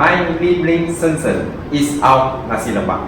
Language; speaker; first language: German; non-native, learner; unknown